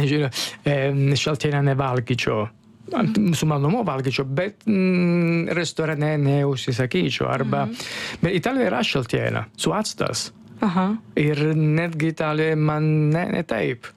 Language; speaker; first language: Lithuanian; non-native, learner; Italian